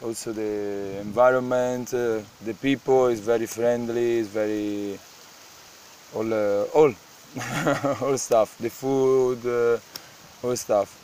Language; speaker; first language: English; non-native, learner; Spanish